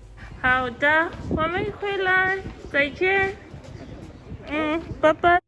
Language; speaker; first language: Chinese; non-native, learner; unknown